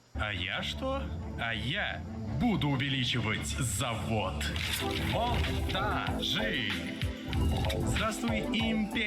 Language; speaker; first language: Russian; native; Russian